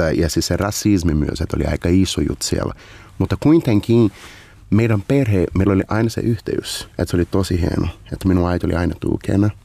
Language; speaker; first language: Finnish; non-native, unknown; Portuguese